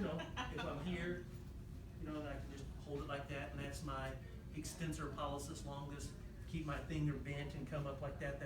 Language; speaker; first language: English; native; English